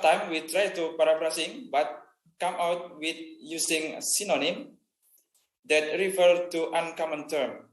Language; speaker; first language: English; non-native, fluent; Indonesian